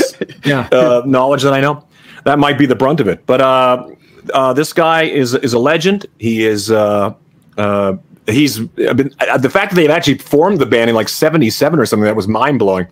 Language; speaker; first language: English; native; English